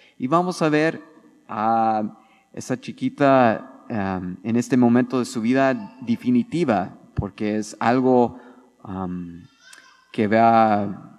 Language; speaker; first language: Spanish; non-native, fluent; English